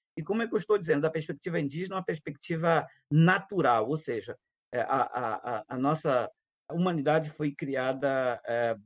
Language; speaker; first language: Portuguese; non-native, local second language; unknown